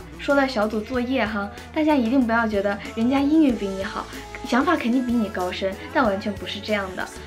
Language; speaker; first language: Chinese; native; Chinese